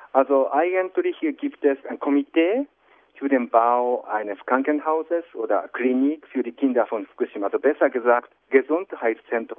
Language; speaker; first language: German; non-native, fluent; Japanese